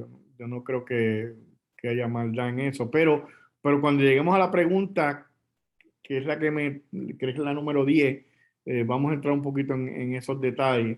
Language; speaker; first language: Spanish; native; Spanish